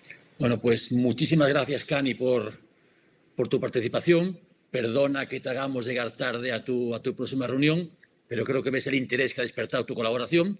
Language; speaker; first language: Spanish; native; Spanish